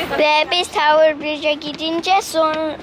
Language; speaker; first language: Turkish; early bilingual, heritage; Turkish